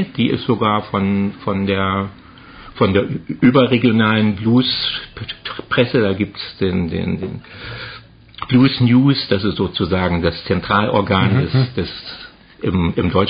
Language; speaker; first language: German; native; German